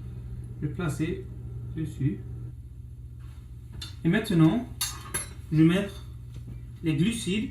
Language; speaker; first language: French; non-native, local second language; English